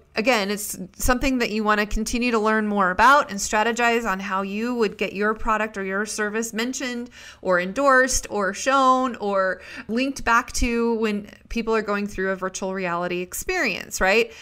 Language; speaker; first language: English; native; English